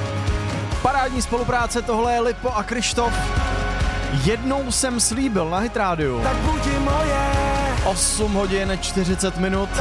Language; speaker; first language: Czech; native; Czech